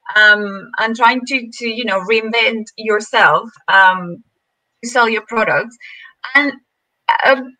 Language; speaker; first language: English; non-native, fluent; Spanish